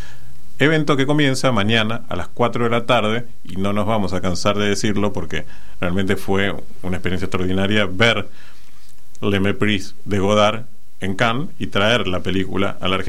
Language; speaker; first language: Spanish; native; Spanish